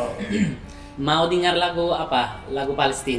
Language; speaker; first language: Indonesian; non-native, fluent; Arabic